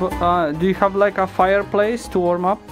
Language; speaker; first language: English; non-native, learner; Romanian